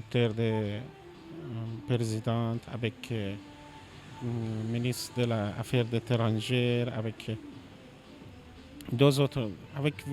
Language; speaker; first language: French; non-native, learner; Persian